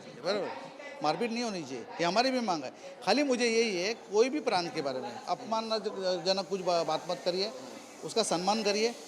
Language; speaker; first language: Hindi; non-native, local second language; Marathi